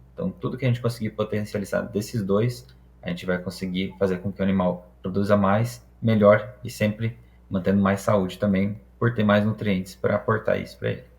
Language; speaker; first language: Portuguese; non-native, fluent; Hebrew